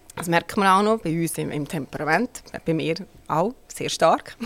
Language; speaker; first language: German; native; German